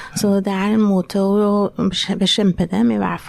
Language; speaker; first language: Norwegian; non-native, fluent; Persian